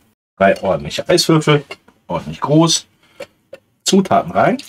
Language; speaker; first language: German; native; German